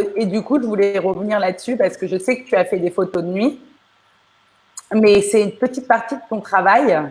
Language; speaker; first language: French; native; French